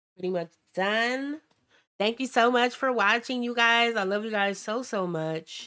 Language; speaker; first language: English; native; English